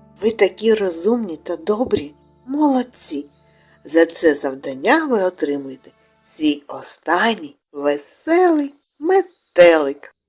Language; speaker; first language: Ukrainian; native; Ukrainian